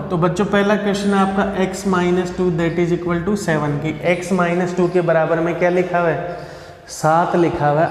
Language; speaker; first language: Hindi; native; Hindi